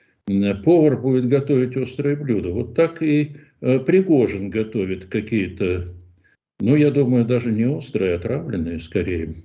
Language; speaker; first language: Russian; native; Russian